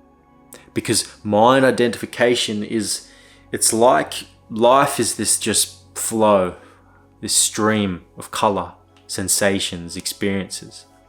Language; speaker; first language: English; native; English